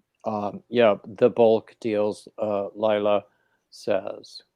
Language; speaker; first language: English; native; English